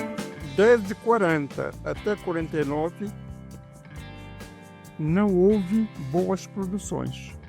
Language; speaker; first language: Portuguese; non-native, local second language; Kabuverdianu